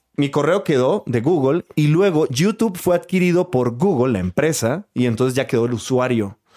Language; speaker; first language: Spanish; native; Spanish